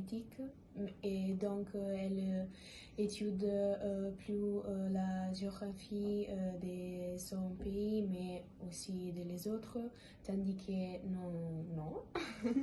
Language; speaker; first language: French; non-native, learner; Italian